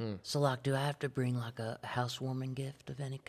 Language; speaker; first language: English; native; English